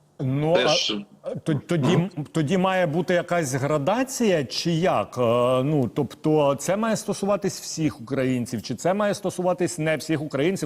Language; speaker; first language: Ukrainian; native; Ukrainian